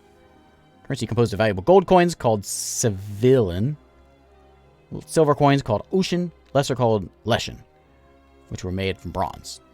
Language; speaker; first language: English; native; English